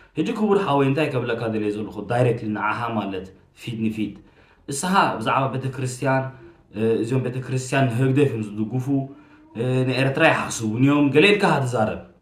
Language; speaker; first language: Tigrinya; early bilingual, heritage; Tigrinya